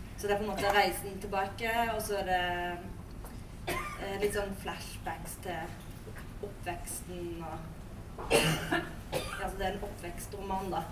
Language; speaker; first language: Norwegian; early bilingual, other home language; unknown